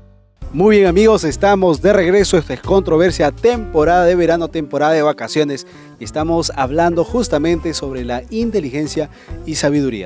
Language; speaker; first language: Spanish; native; Spanish